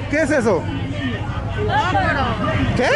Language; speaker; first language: Spanish; non-native, learner; English